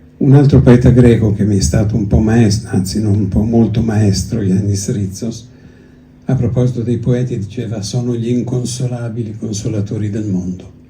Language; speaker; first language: Italian; early bilingual, other home language; Greek